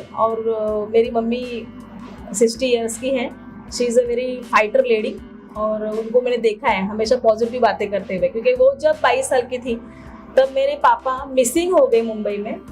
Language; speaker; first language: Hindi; non-native, local second language; Marathi